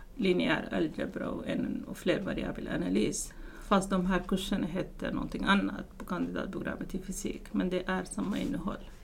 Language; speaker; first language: Swedish; non-native, fluent; Arabic